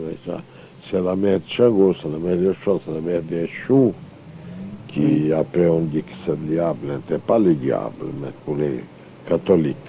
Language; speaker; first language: French; non-native, fluent; Portuguese